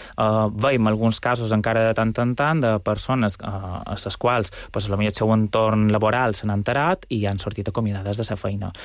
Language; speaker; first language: Catalan; native; Catalan